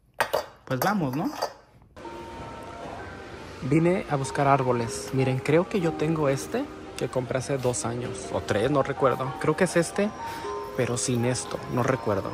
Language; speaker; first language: Spanish; native; Spanish